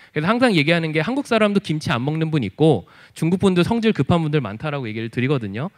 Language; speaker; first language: Korean; native; Korean